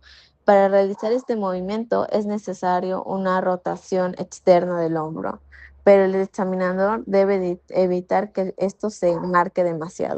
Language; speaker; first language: Spanish; native; Spanish